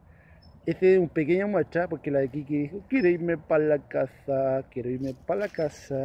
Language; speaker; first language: Spanish; native; Spanish